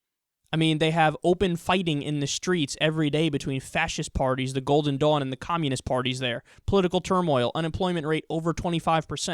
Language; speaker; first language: English; native; English